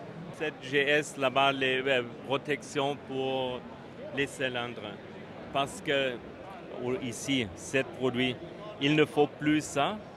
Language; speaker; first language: French; non-native, fluent; German